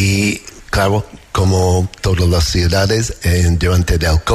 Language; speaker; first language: Spanish; non-native, learner; English